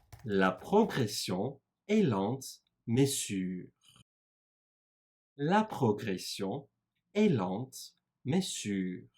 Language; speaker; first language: French; non-native, fluent; Turkish